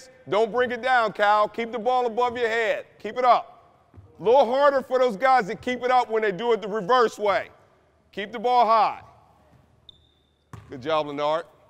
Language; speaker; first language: English; native; English